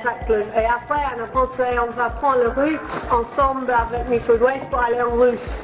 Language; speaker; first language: French; non-native, learner; English